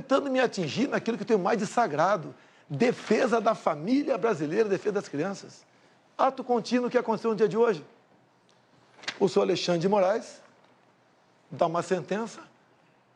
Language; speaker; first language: Portuguese; native; Portuguese